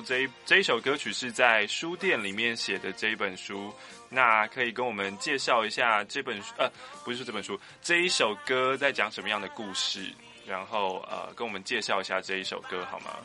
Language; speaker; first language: Chinese; native; Chinese